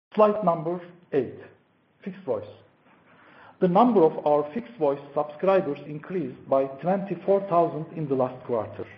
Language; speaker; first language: English; non-native, fluent; Turkish